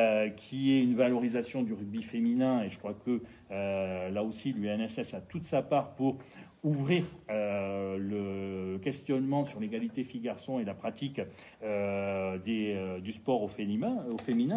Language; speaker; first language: French; native; French